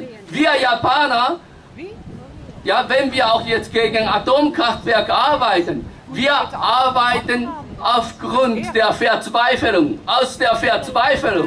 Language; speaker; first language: German; non-native, fluent; Japanese